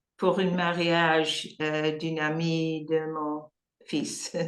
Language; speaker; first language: French; non-native, learner; English